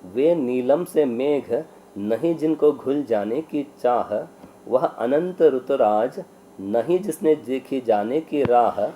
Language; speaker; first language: Hindi; non-native, local second language; Kannada